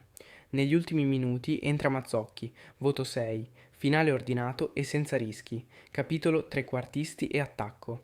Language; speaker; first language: Italian; native; Italian